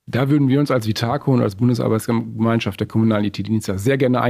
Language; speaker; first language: German; native; German